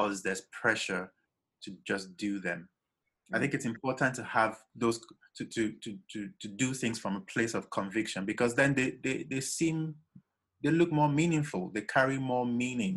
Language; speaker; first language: English; non-native, local second language; Yoruba